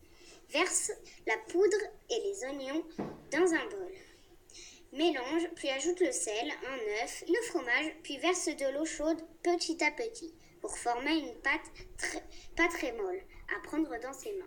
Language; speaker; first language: French; native; French